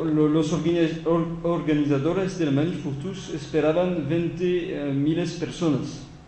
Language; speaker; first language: Spanish; non-native, fluent; French